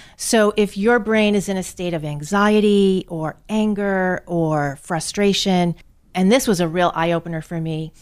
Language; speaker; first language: English; native; English